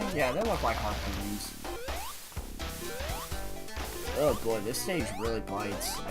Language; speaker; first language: English; native; English